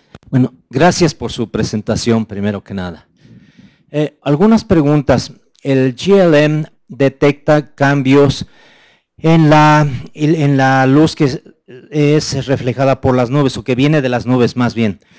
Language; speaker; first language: Spanish; native; Spanish